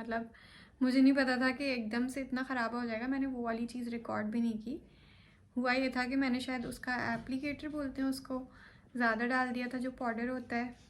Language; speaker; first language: Urdu; native; Urdu